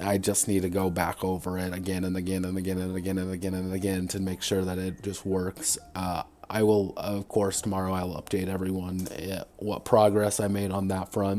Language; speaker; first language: English; native; English